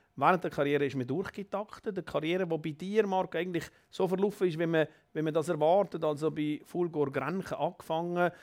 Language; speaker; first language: German; native; German